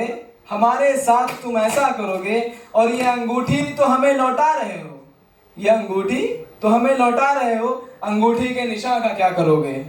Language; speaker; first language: Hindi; native; Hindi